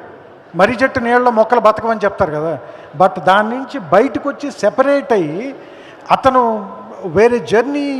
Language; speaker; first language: Telugu; native; Telugu